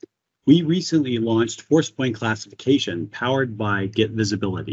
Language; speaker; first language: English; native; English